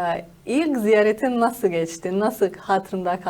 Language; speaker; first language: Turkish; non-native, fluent; Slovenian